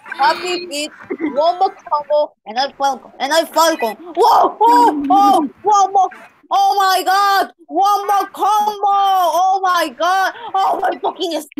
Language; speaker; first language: Spanish; native; Spanish